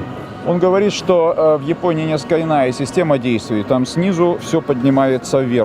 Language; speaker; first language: Russian; native; Russian